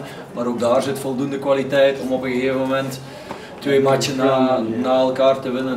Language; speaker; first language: Dutch; native; Dutch